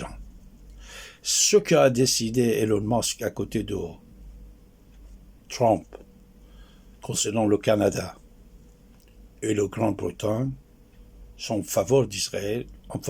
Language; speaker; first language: French; non-native, fluent; Persian